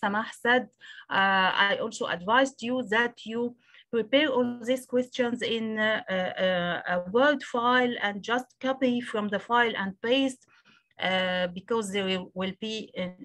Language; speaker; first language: English; non-native, local second language; Arabic